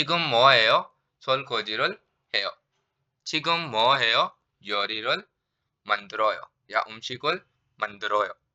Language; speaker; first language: Korean; non-native, fluent; Urdu